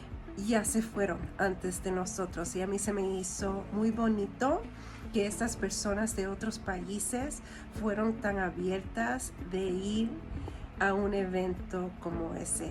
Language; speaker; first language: Spanish; early bilingual, heritage; Spanish